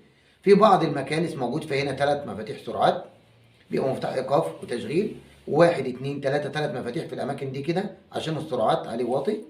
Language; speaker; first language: Arabic; native; Arabic